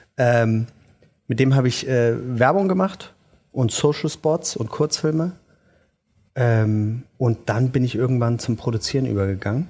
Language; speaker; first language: German; native; German